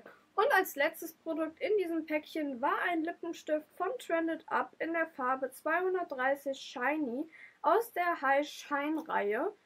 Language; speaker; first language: German; native; German